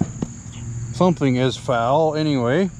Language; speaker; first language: English; native; English